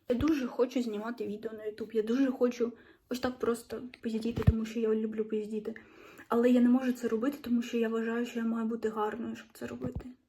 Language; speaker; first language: Ukrainian; non-native, local second language; Russian